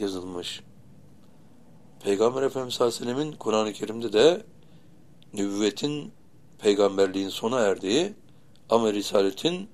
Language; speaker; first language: Turkish; native; Turkish